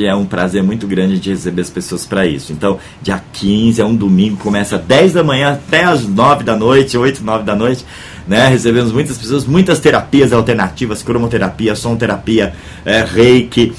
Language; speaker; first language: Portuguese; native; Portuguese